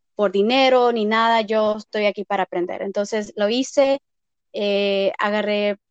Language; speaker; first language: Spanish; early bilingual, heritage; Spanish